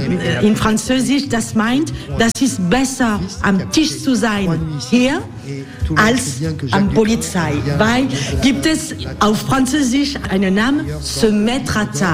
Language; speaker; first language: German; non-native, learner; French